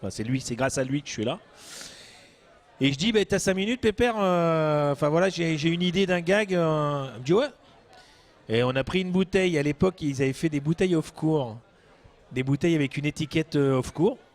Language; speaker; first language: French; native; French